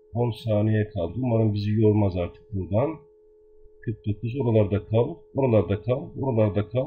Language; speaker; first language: Turkish; native; Turkish